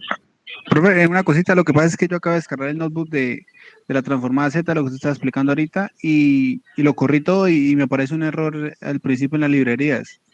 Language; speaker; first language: Spanish; native; Spanish